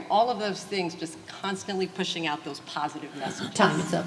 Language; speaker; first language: English; early bilingual, other home language; Portuguese